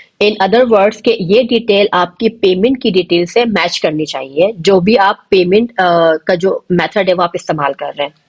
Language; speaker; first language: Urdu; native; Urdu